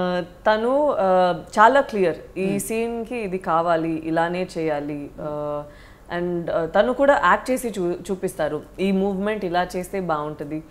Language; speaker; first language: Telugu; non-native, learner; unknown